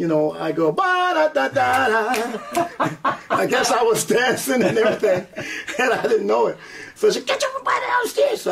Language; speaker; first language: English; native; English